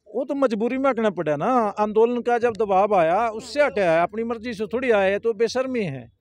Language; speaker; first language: Hindi; native; Hindi